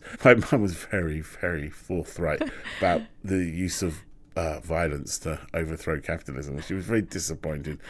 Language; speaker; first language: English; native; English